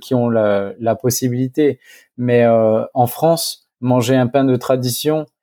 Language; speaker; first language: French; native; French